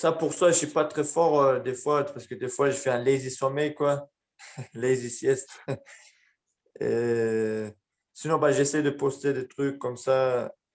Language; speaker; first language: French; early bilingual, other home language; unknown